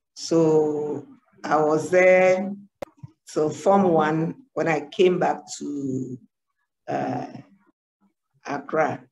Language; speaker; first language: English; non-native, local second language; Ewe